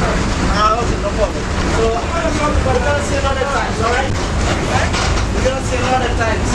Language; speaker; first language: English; non-native, learner; Haitian Creole